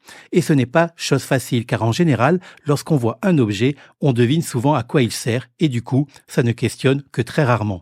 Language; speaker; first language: French; native; French